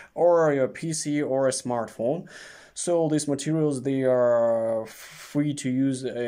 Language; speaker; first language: English; non-native, fluent; Russian